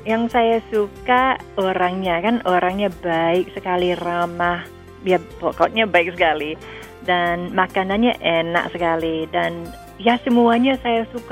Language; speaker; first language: Indonesian; non-native, fluent; English